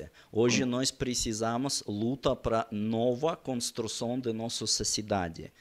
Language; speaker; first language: Portuguese; non-native, learner; Russian